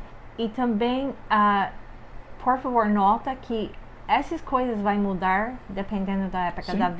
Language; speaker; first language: Portuguese; non-native, fluent; English